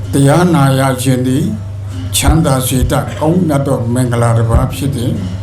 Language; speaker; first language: Burmese; non-native, local second language; Pa'o Karen